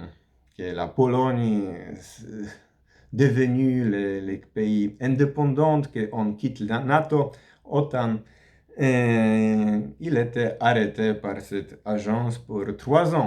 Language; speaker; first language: French; non-native, learner; Polish